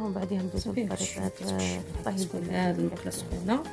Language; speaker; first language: Arabic; native; Arabic